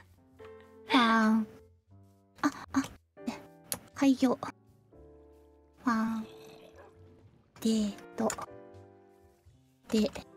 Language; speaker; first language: Japanese; native; Japanese